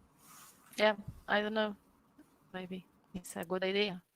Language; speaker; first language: English; non-native, learner; Spanish